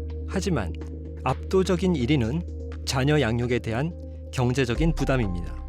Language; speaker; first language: Korean; native; Korean